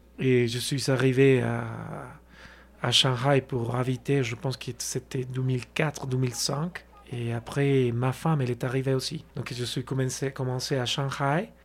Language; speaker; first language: French; non-native, fluent; Spanish